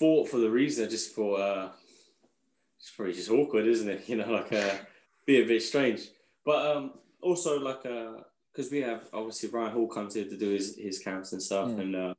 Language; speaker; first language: English; native; English